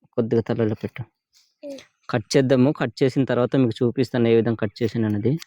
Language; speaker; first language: Telugu; non-native, local second language; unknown